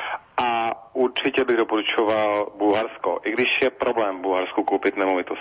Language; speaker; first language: Czech; native; Czech